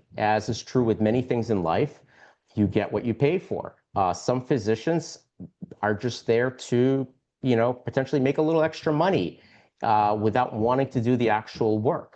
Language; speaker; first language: English; native; English